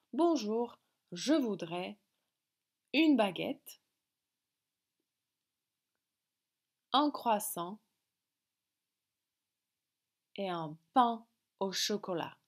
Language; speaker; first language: French; non-native, fluent; Slovak